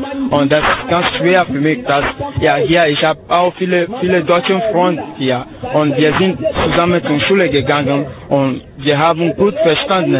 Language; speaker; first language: German; non-native, learner; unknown